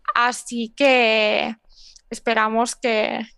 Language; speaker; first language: Spanish; native; Spanish